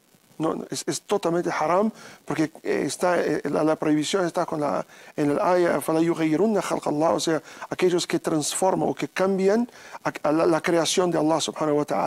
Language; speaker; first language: Spanish; non-native, fluent; Arabic